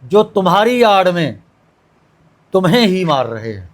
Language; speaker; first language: Hindi; non-native, local second language; Punjabi